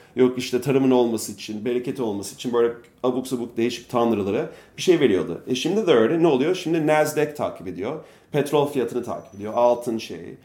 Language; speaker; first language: Turkish; non-native, fluent; English